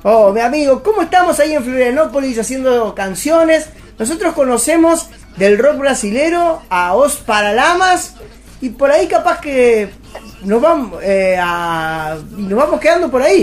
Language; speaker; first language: Spanish; native; Spanish